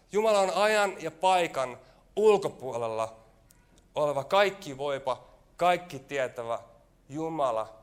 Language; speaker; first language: Finnish; native; Finnish